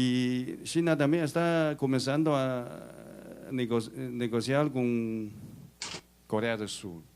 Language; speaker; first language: Spanish; non-native, fluent; Chinese